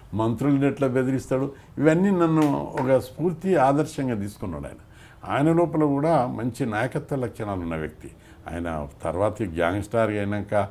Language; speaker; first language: Telugu; native; Telugu